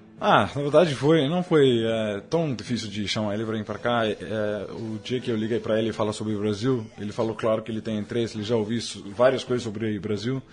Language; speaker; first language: Portuguese; non-native, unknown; Afrikaans